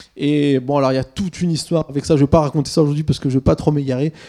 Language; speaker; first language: French; early bilingual, other home language; Swiss German